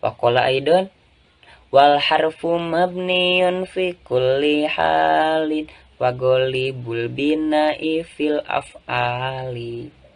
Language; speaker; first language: Arabic; non-native, learner; Indonesian